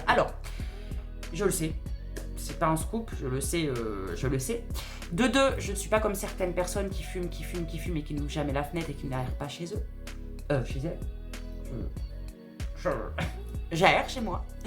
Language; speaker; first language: French; native; French